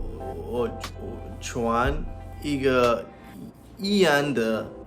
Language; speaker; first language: Chinese; non-native, learner; English